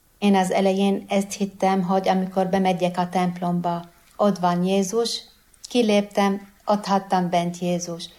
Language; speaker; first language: Hungarian; non-native, fluent; Arabic